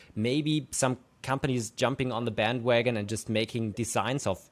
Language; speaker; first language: English; non-native, fluent; German